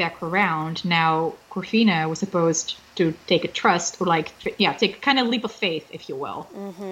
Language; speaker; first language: English; non-native, fluent; Dutch